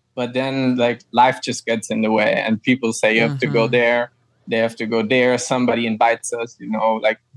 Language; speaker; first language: English; non-native, fluent; German